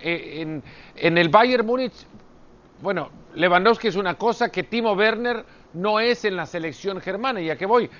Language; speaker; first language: Spanish; native; Spanish